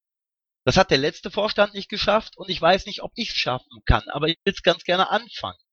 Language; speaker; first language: German; native; German